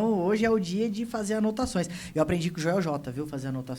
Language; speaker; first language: Portuguese; native; Portuguese